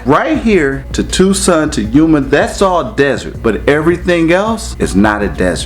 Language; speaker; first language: English; native; English